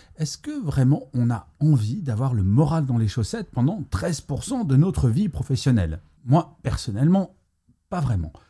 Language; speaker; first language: French; native; French